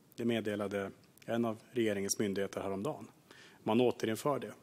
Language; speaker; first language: Swedish; native; Swedish